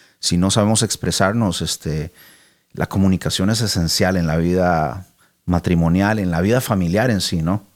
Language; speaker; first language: Spanish; early bilingual, heritage; Spanish